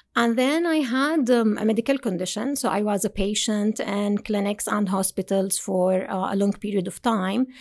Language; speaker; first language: English; non-native, fluent; Arabic